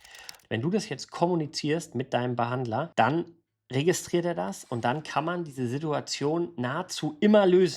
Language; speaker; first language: German; native; German